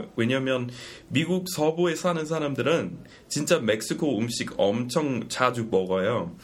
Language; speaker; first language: Korean; non-native, fluent; English